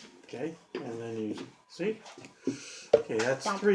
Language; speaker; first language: English; native; English